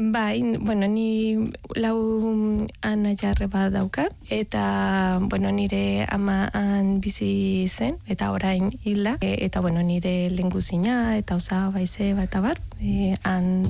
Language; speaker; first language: Basque; non-native, learner; Spanish